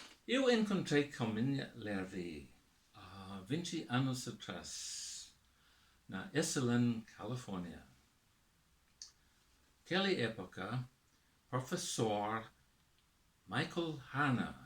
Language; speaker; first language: Portuguese; non-native, learner; English